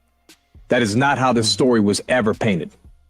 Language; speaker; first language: English; native; English